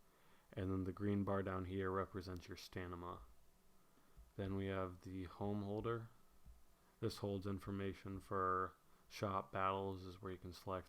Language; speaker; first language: English; native; English